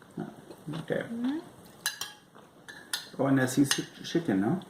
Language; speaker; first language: English; non-native, fluent; German